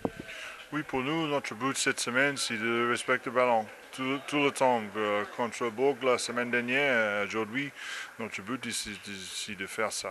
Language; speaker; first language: French; non-native, learner; English